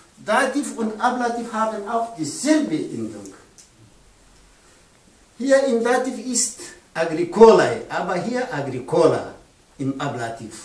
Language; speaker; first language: German; non-native, learner; Pashto